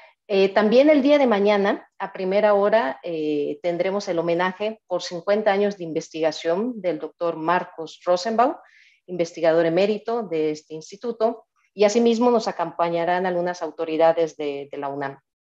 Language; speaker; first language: Spanish; native; Spanish